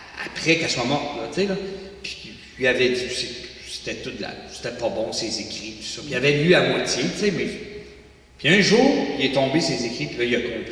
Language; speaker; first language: French; native; French